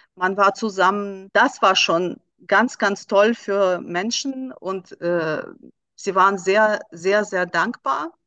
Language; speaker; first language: German; non-native, fluent; Russian